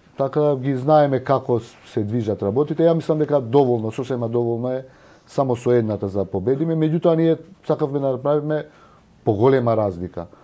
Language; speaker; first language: Macedonian; non-native, local second language; Albanian